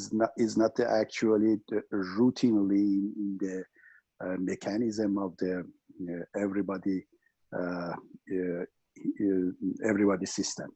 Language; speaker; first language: English; non-native, learner; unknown